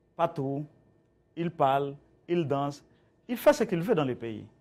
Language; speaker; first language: French; native; French